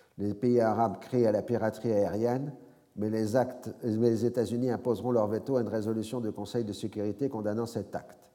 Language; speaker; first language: French; native; French